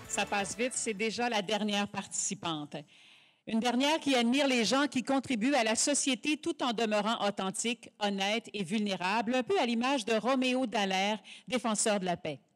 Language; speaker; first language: French; native; French